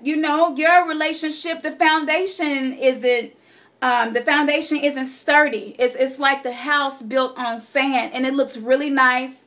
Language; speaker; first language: English; native; English